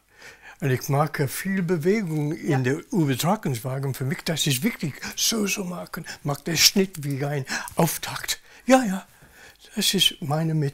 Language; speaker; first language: German; non-native, learner; English